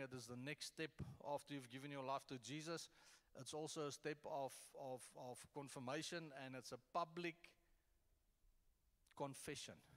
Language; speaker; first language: English; non-native, local second language; Afrikaans